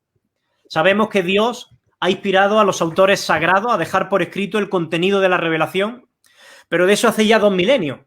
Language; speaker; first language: Spanish; native; Spanish